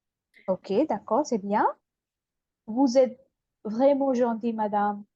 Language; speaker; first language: French; non-native, fluent; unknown